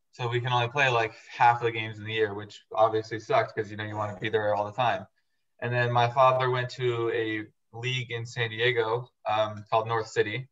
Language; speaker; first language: English; native; English